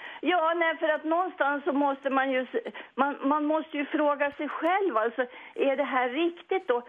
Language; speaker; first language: Swedish; native; Swedish